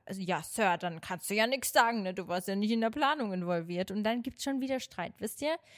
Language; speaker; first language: German; non-native, fluent; Portuguese